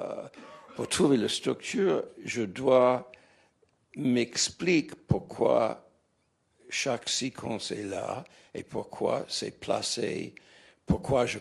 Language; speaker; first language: French; non-native, fluent; English